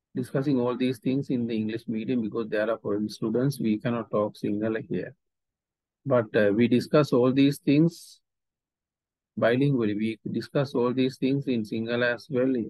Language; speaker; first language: English; non-native, local second language; Sinhala